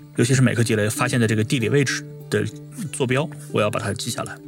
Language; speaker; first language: Chinese; native; Chinese